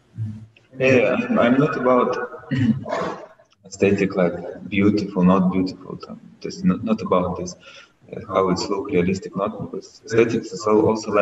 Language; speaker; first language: English; non-native, learner; Russian